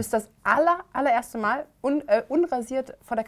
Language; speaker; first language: German; native; German